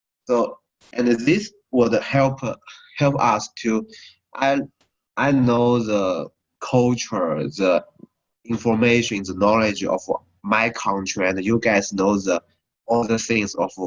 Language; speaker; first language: English; non-native, learner; Chinese